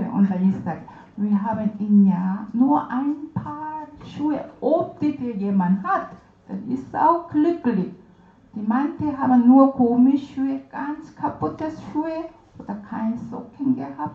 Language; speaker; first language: German; non-native, learner; Korean